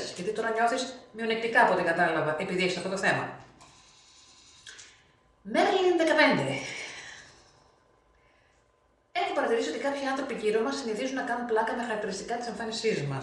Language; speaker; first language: Greek; native; Greek